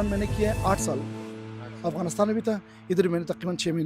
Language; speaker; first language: Hindi; non-native, fluent; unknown